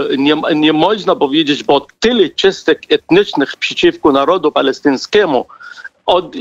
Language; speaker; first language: Polish; non-native, fluent; Arabic